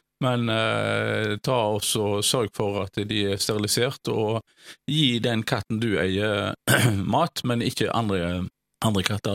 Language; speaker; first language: Norwegian; native; Norwegian